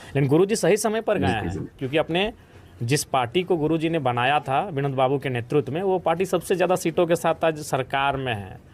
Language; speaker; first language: Hindi; non-native, local second language; Magahi